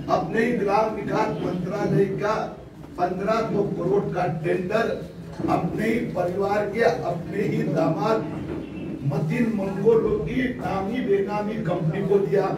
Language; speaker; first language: Hindi; non-native, local second language; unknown